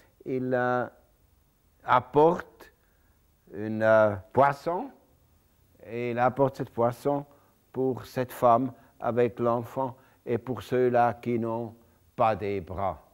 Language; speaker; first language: French; non-native, local second language; German